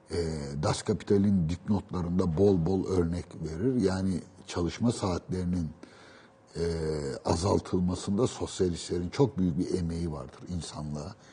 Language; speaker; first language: Turkish; native; Turkish